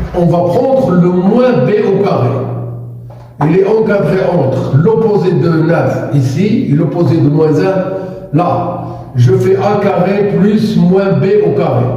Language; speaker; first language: French; non-native, local second language; Arabic